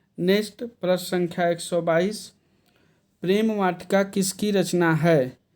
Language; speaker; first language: Hindi; native; Hindi